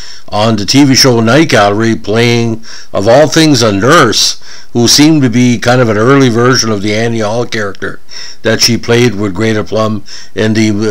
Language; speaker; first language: English; native; English